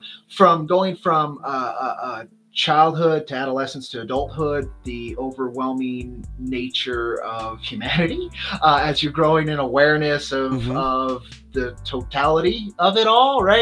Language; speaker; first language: English; native; English